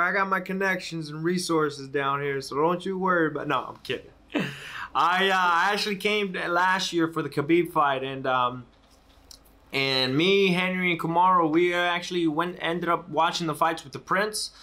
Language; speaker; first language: English; early bilingual, other home language; Spanish